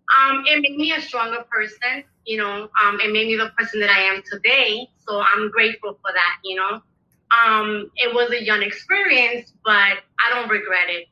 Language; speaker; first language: English; early bilingual, other home language; Spanish